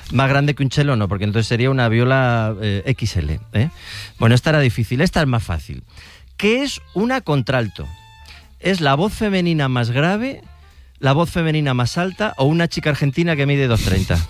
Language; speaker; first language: Spanish; native; Spanish